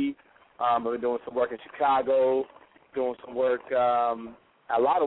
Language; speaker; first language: English; native; English